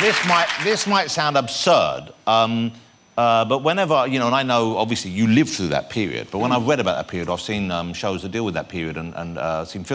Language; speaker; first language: English; native; English